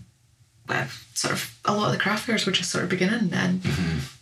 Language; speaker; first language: English; native; English